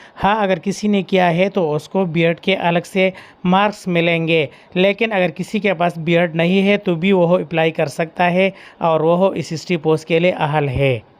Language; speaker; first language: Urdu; non-native, local second language; Pashto